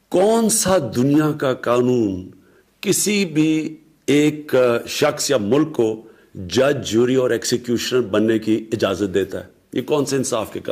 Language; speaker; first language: Urdu; native; Urdu